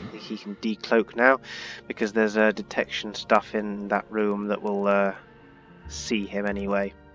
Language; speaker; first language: English; native; English